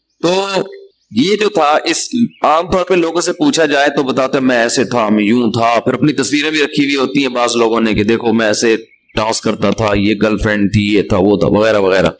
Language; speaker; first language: Urdu; native; Urdu